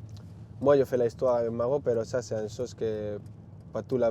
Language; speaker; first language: French; non-native, learner; Spanish